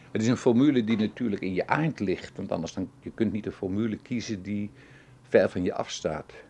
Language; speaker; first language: Dutch; native; Dutch